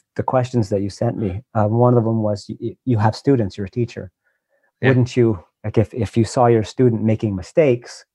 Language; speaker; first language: English; native; English